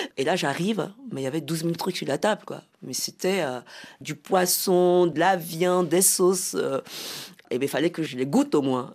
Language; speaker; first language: French; native; French